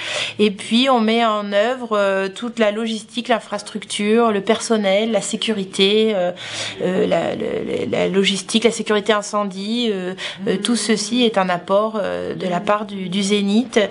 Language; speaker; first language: French; native; French